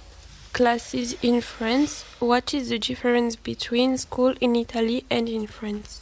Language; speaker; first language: English; non-native, learner; French